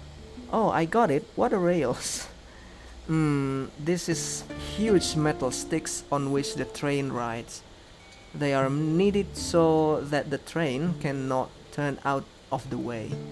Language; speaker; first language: English; non-native, fluent; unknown